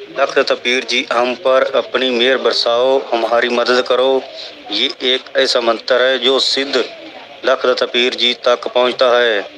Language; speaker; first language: Hindi; non-native, local second language; Punjabi